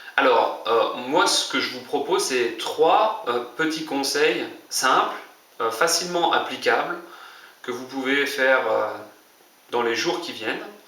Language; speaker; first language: French; native; French